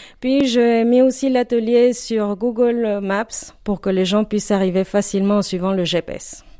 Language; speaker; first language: French; non-native, fluent; Spanish